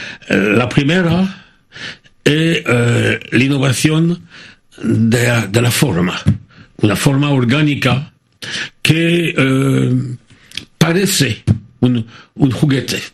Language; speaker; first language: Spanish; non-native, fluent; French